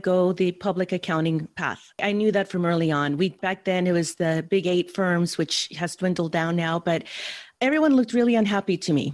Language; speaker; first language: English; early bilingual, other home language; Spanish